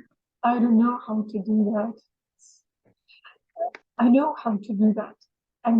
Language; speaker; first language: English; non-native, fluent; Russian